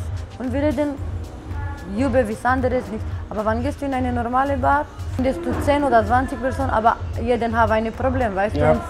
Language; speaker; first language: German; non-native, learner; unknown